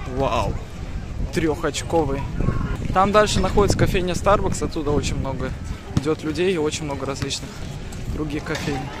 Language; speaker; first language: Russian; early bilingual, heritage; Russian